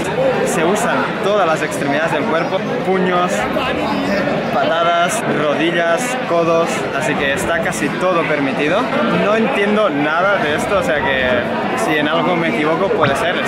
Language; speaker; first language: Spanish; non-native, local second language; Catalan